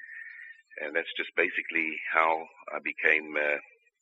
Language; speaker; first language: English; native; English